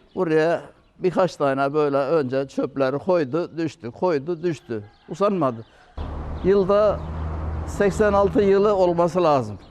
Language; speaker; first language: Turkish; native; Turkish